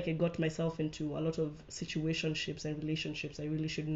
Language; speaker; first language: English; non-native, local second language; Swahili